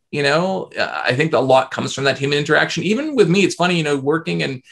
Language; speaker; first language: English; native; English